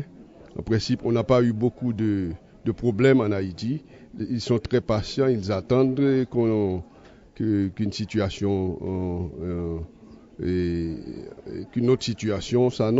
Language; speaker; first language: French; native; French